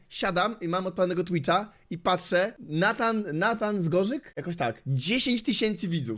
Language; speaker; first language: Polish; native; Polish